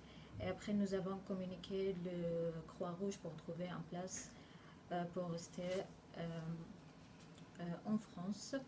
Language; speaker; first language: French; non-native, learner; Arabic